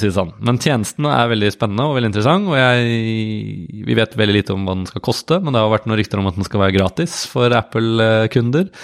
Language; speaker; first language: Norwegian; native; Norwegian